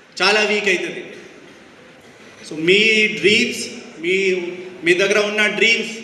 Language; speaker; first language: Telugu; non-native, fluent; Hindi